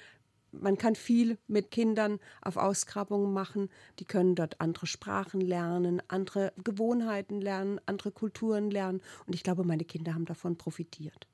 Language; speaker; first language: German; native; German